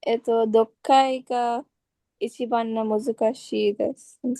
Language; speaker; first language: Japanese; non-native, learner; Tamil